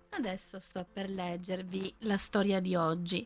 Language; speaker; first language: Italian; native; Italian